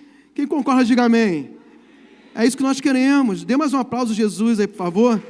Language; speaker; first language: Portuguese; native; Portuguese